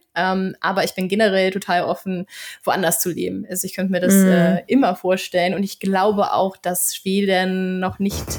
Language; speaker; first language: German; native; German